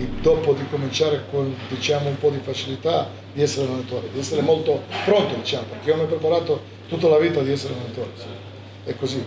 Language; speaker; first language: Italian; non-native, fluent; Serbian